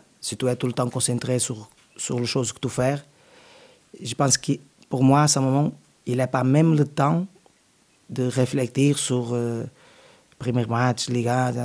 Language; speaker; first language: French; non-native, learner; Portuguese